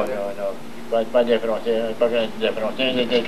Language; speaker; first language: French; native; French